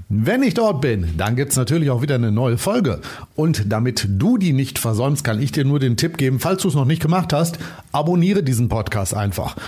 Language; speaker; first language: German; native; German